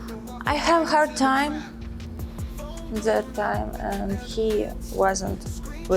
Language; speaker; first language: English; non-native, learner; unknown